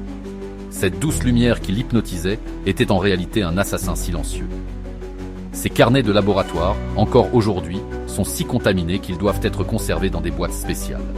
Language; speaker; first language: French; native; French